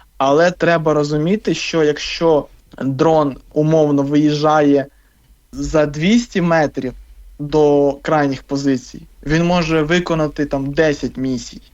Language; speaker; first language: Ukrainian; native; Ukrainian